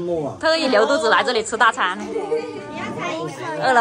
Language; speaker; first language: Chinese; native; Chinese